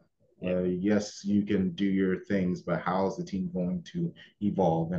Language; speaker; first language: English; native; English